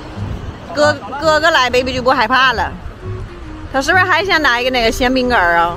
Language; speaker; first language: Chinese; native; Chinese